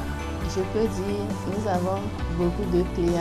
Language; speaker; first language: French; non-native, local second language; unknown